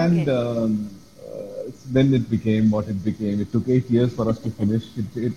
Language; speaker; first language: English; non-native, local second language; Malayalam